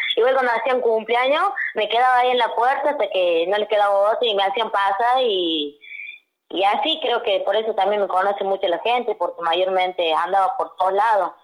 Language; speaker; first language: Spanish; native; Spanish